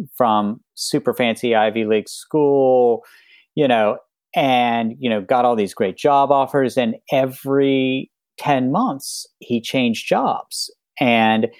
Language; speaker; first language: English; native; English